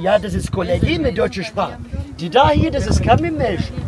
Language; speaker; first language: German; non-native, learner; Arabic